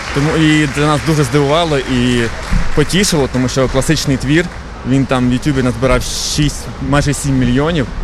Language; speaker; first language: Ukrainian; native; Ukrainian